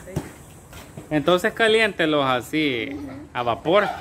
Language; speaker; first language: Spanish; native; Spanish